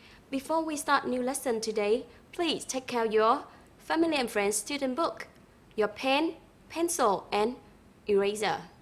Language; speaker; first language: English; non-native, fluent; Vietnamese